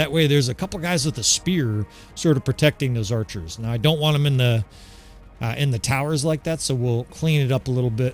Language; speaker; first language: English; native; English